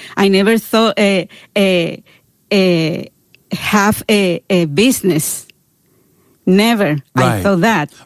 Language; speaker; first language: English; non-native, learner; Spanish